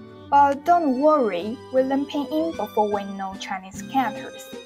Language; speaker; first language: English; non-native, fluent; Chinese